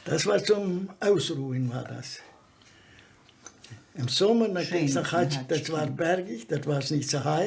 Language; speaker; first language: German; early bilingual, heritage; German